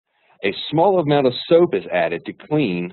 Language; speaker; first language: English; native; English